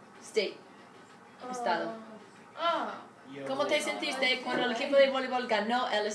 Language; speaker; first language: Spanish; non-native, learner; English